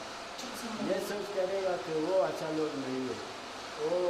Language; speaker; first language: Hindi; non-native, learner; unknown